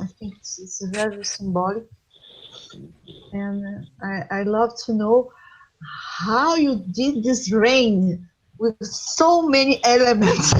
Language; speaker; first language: English; non-native, learner; Portuguese